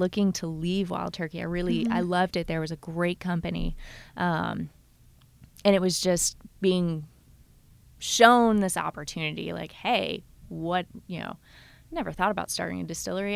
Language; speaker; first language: English; native; English